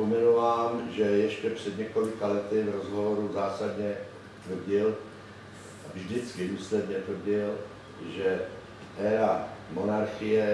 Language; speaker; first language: Czech; native; Czech